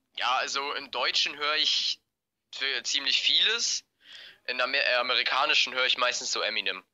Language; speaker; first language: German; native; German